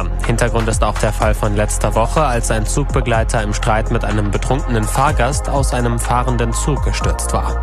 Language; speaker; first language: German; native; German